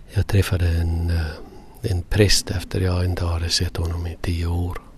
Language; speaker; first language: Swedish; non-native, fluent; English